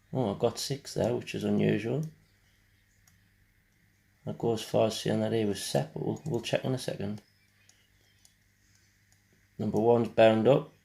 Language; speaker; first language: English; native; English